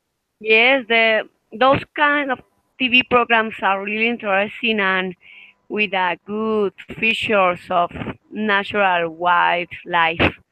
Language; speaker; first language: English; non-native, fluent; Spanish